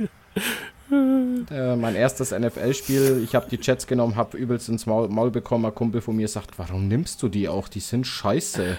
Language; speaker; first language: German; native; German